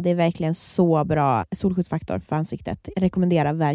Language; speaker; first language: Swedish; native; Swedish